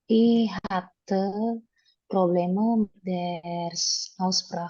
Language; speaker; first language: German; non-native, learner; Indonesian